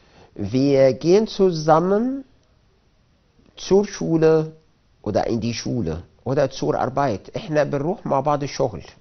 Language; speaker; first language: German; non-native, fluent; Arabic